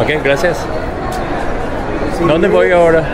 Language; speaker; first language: Spanish; non-native, learner; English